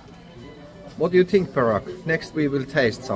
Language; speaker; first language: English; non-native, learner; Finnish